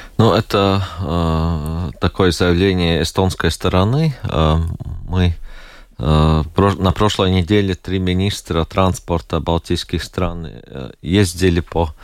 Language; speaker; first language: Russian; non-native, local second language; Latvian